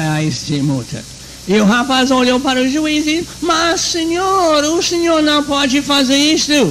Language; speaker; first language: Portuguese; non-native, fluent; English